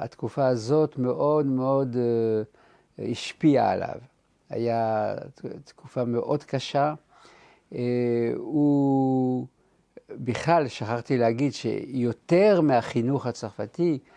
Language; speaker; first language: Hebrew; non-native, fluent; French